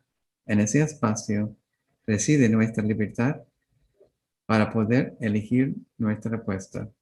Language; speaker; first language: Spanish; non-native, learner; English